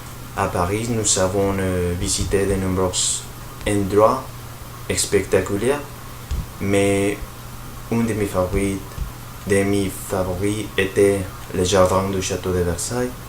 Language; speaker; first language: French; non-native, learner; Spanish